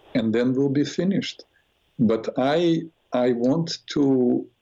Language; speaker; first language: English; non-native, fluent; Russian